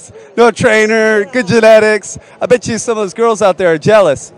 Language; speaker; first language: English; native; English